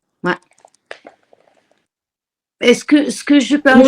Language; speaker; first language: French; non-native, local second language; Arabic